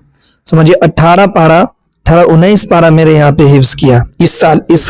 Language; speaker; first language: Urdu; native; Urdu